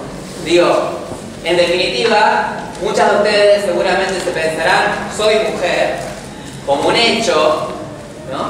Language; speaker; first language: Spanish; native; Spanish